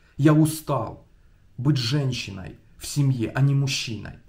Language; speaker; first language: Russian; non-native, local second language; Ukrainian